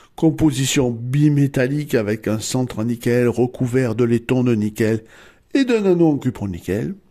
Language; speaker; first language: French; native; French